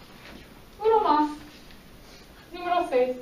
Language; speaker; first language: Spanish; non-native, fluent; English